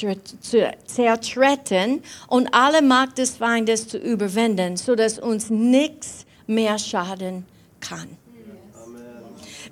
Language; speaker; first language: German; non-native, fluent; English